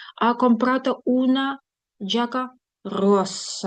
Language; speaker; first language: Italian; non-native, fluent; Ukrainian